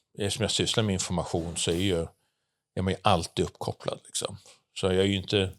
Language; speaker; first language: Swedish; native; Swedish